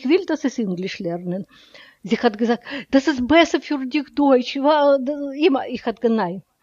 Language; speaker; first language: German; non-native, learner; Russian